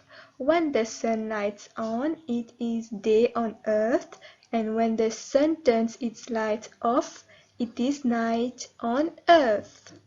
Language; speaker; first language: English; non-native, local second language; Morisyen